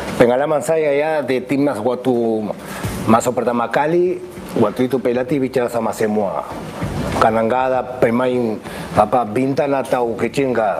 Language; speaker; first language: Indonesian; non-native, fluent; Spanish